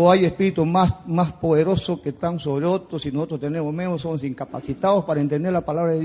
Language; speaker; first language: Spanish; native; Spanish